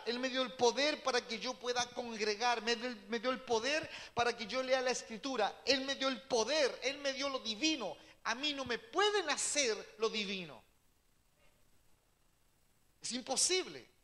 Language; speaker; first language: Spanish; native; Spanish